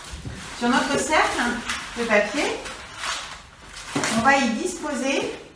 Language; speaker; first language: French; native; French